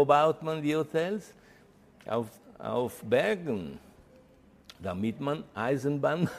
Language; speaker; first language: German; early bilingual, heritage; Italian